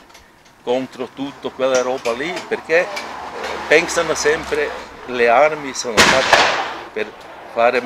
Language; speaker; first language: Italian; non-native, local second language; German